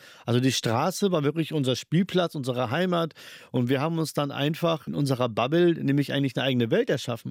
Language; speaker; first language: German; early bilingual, other home language; Urdu